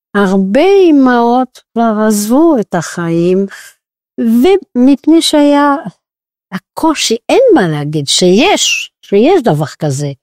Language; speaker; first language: Hebrew; non-native, fluent; French